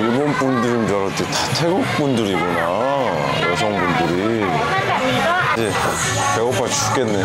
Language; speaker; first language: Korean; native; Korean